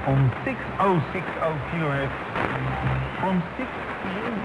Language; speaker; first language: English; non-native, fluent; Dutch